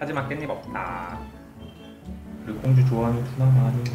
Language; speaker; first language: Korean; native; Korean